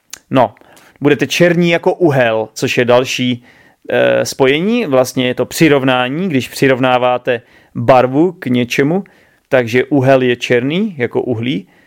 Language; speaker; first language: Czech; native; Czech